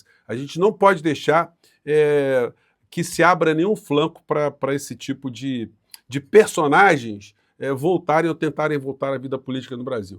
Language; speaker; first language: Portuguese; native; Portuguese